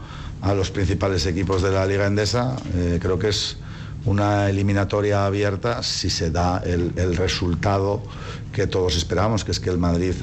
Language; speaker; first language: Spanish; native; Spanish